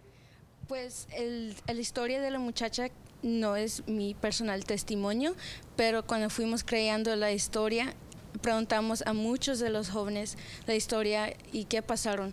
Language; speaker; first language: Spanish; early bilingual, other home language; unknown